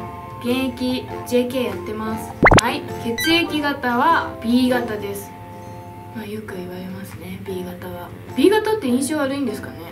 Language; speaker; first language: Japanese; native; Japanese